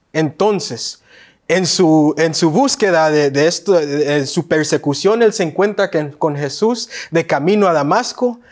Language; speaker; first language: Spanish; early bilingual, heritage; Spanish